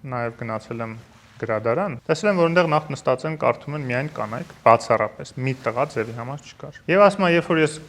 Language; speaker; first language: Armenian; native; Armenian